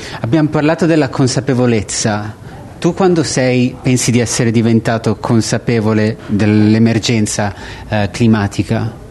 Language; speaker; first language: Italian; native; Italian